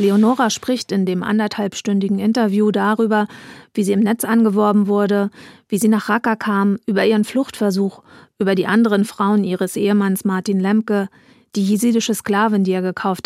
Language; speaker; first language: German; native; German